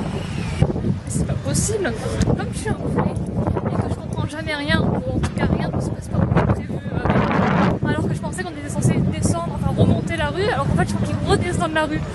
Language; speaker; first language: French; native; French